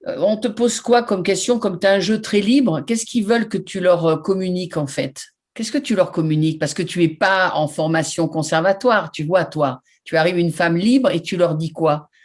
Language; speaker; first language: French; native; French